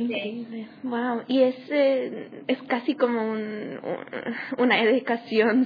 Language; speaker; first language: Spanish; non-native, learner; English